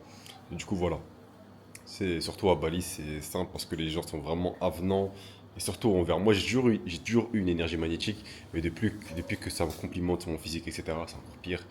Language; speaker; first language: French; native; French